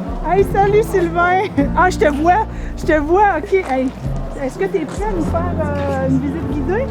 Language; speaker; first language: French; native; French